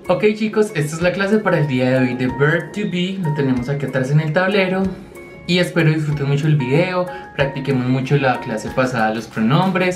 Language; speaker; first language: Spanish; native; Spanish